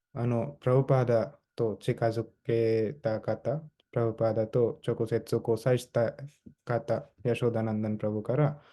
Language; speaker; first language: Japanese; non-native, fluent; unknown